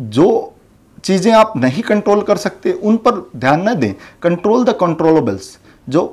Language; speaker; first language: Hindi; native; Hindi